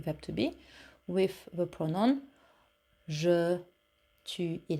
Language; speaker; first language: French; non-native, fluent; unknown